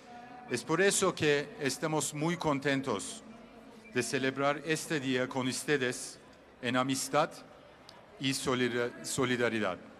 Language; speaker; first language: Spanish; non-native, learner; Turkish